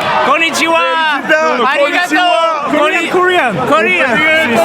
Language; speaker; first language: English; non-native, learner; Italian